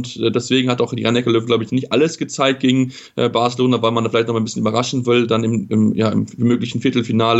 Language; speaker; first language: German; native; German